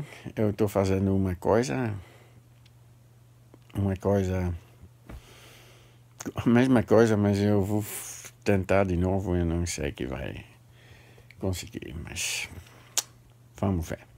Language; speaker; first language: Portuguese; non-native, learner; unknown